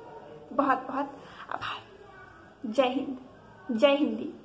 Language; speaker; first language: Hindi; native; Hindi